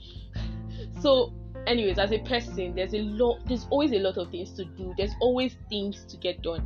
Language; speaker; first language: English; non-native, local second language; Yoruba